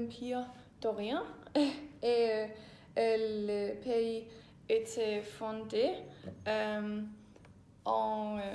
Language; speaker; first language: French; non-native, learner; Danish